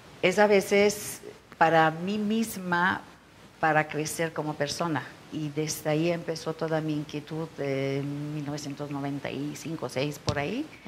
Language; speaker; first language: Spanish; non-native, fluent; Turkish